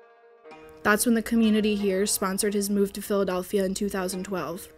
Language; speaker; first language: English; native; English